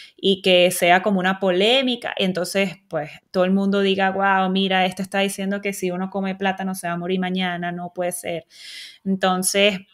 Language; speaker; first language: Spanish; native; Spanish